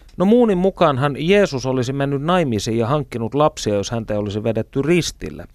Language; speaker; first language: Finnish; native; Finnish